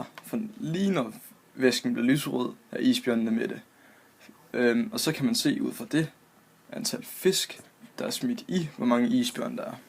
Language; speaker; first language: Danish; native; Danish